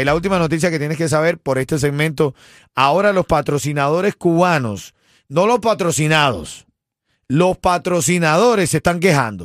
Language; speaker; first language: Spanish; native; Spanish